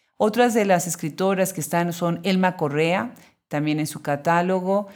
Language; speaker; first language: Spanish; native; Spanish